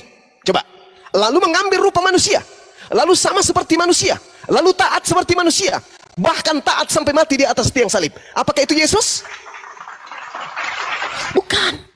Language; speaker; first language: Indonesian; native; Indonesian